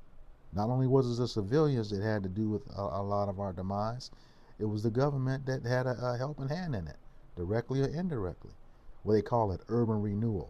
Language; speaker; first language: English; native; English